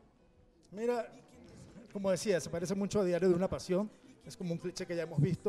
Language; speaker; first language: Spanish; native; Spanish